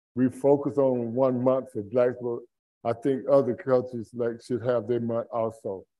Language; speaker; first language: English; native; English